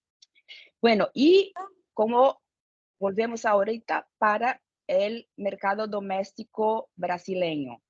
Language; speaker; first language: Spanish; non-native, fluent; Portuguese